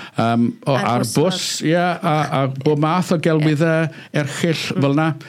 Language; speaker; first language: Welsh; native; Welsh